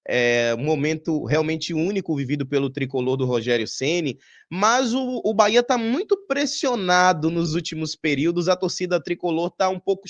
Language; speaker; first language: Portuguese; native; Portuguese